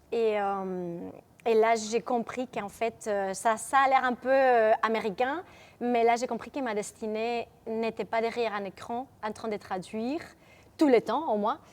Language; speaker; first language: French; non-native, fluent; Spanish